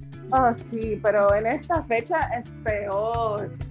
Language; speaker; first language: Spanish; native; Spanish